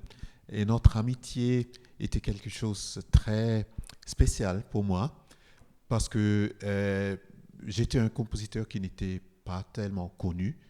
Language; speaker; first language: French; non-native, fluent; Igbo